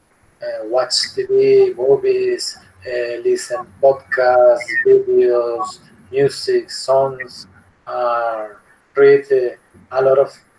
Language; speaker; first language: English; non-native, learner; Spanish